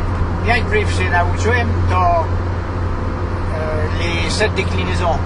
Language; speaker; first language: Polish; early bilingual, heritage; French